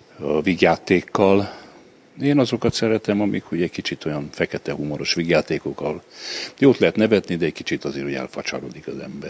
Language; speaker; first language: Hungarian; native; Hungarian